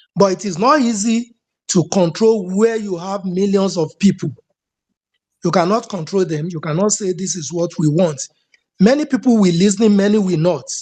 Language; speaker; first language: English; non-native, local second language; Yoruba